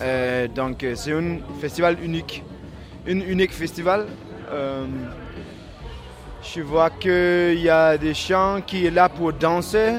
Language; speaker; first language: French; non-native, learner; Danish